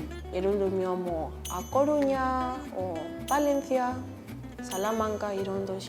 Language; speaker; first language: Korean; non-native, fluent; Spanish